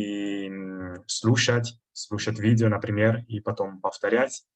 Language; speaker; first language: Russian; non-native, fluent; Italian